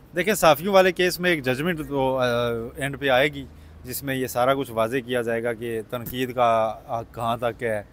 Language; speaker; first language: Urdu; native; Urdu